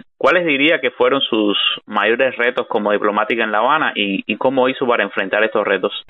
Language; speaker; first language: Spanish; native; Spanish